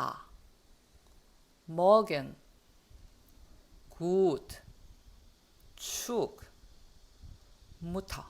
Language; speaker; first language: German; non-native, fluent; Korean